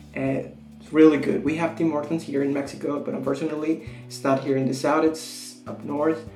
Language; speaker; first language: English; non-native, fluent; Spanish